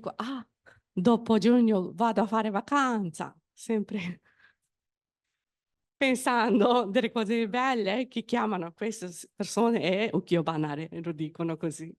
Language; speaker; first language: Italian; non-native, fluent; Japanese